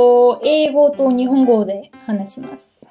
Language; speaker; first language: Japanese; non-native, learner; German